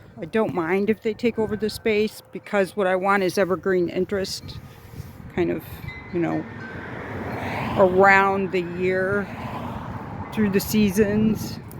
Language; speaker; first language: English; native; English